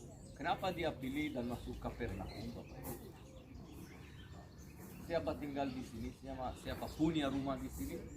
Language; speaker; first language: Indonesian; non-native, fluent; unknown